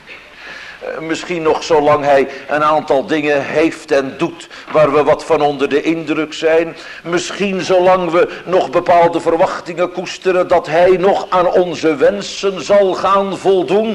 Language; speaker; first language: Dutch; native; Dutch